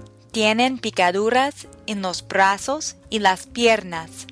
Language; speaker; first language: Spanish; non-native, fluent; English